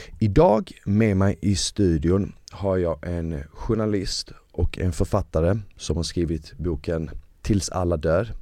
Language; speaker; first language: Swedish; early bilingual, other home language; Bosnian